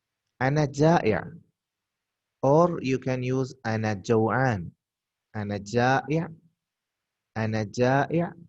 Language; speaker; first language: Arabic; non-native, fluent; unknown